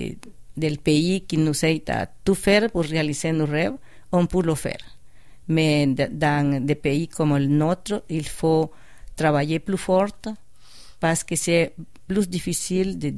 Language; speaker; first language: French; non-native, fluent; Spanish